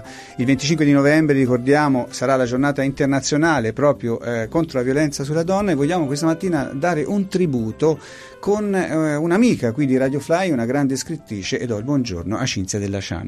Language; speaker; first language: Italian; native; Italian